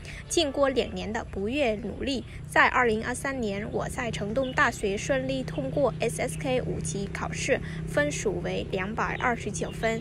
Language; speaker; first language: Chinese; non-native, fluent; Vietnamese